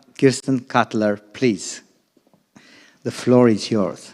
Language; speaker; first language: English; non-native, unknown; Romanian